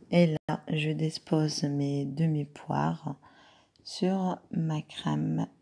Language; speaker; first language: French; non-native, local second language; Arabic